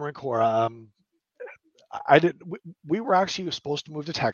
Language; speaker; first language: English; native; English